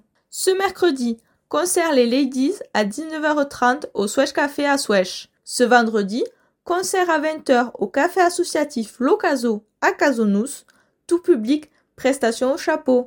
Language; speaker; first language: French; native; French